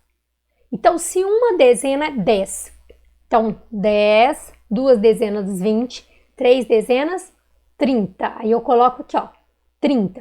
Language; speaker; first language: Portuguese; native; Portuguese